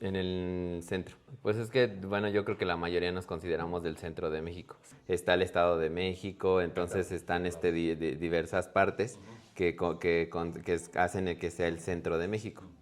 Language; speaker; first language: Spanish; native; Spanish